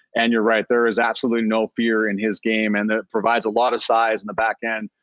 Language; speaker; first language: English; native; English